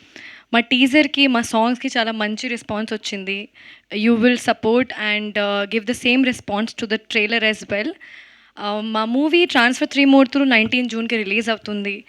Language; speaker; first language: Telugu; non-native, fluent; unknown